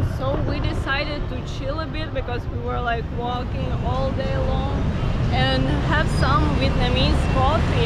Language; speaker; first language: English; non-native, fluent; Ukrainian